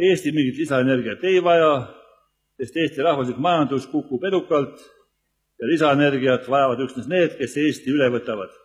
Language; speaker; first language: Estonian; native; Estonian